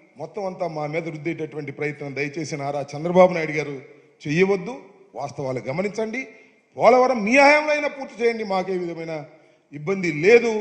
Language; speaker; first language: Telugu; native; Telugu